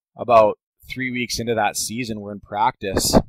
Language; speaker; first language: English; native; English